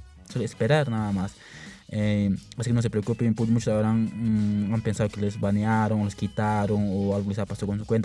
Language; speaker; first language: Spanish; non-native, local second language; Quechua